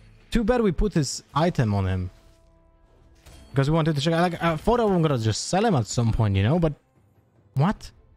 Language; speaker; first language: English; non-native, fluent; Polish